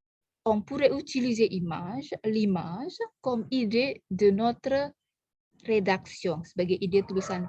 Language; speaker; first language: French; non-native, fluent; Indonesian